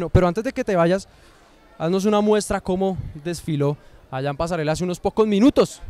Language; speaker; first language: Spanish; native; Spanish